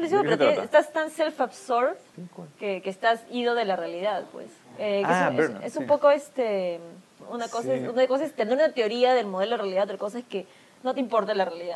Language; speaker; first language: Spanish; native; Spanish